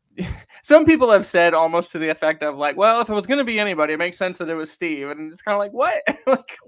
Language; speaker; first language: English; native; English